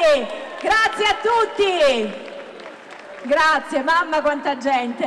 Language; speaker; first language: Italian; native; Italian